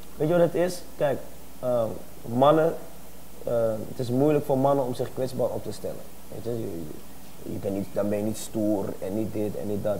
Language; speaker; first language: Dutch; native; Dutch